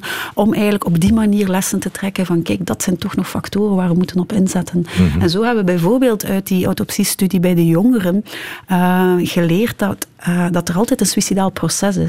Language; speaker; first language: Dutch; native; Dutch